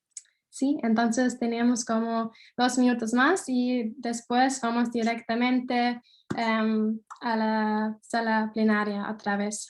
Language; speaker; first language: Spanish; non-native, fluent; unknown